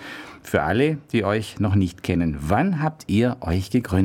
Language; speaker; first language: German; native; German